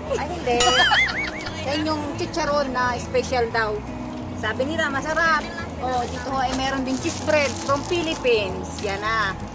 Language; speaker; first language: Filipino; native; Filipino